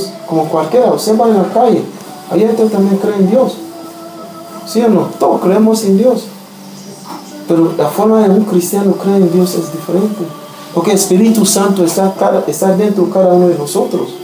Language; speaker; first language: Spanish; non-native, learner; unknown